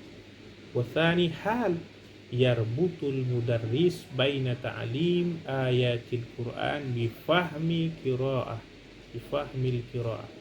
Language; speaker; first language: Arabic; non-native, fluent; Indonesian